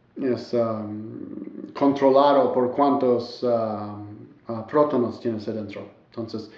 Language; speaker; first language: Spanish; non-native, learner; English